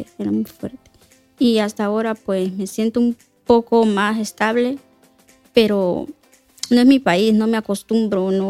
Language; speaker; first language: Spanish; native; Spanish